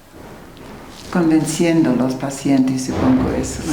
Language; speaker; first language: Spanish; non-native, fluent; English